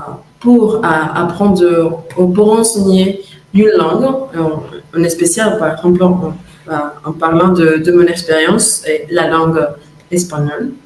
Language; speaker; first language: French; non-native, fluent; Spanish